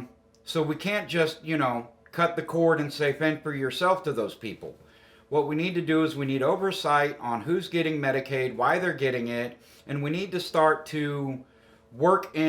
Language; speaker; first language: English; native; English